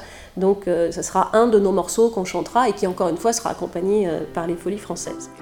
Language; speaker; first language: French; native; French